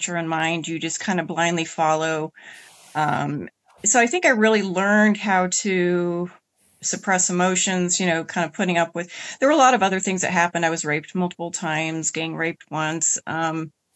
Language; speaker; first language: English; native; English